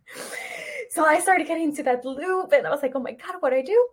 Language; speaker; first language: English; early bilingual, other home language; Spanish